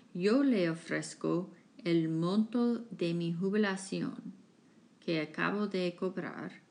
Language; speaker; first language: Spanish; non-native, learner; English